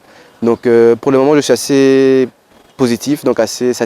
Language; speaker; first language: French; non-native, local second language; Lingala